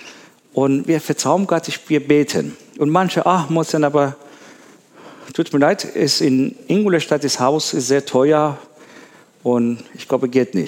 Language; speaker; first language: German; non-native, learner; Persian